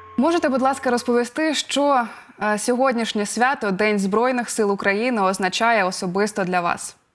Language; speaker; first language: Ukrainian; native; Ukrainian